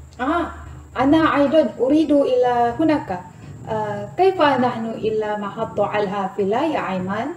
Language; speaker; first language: Arabic; non-native, learner; Malay